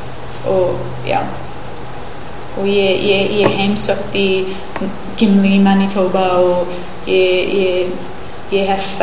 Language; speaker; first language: Icelandic; non-native, learner; English